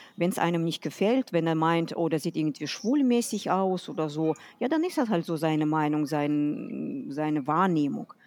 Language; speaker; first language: German; non-native, fluent; Russian